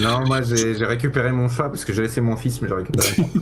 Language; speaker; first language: French; native; French